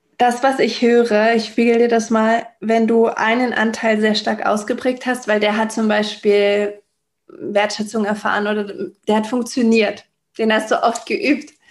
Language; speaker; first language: German; native; German